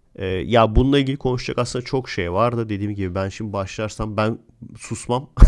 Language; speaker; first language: Turkish; native; Turkish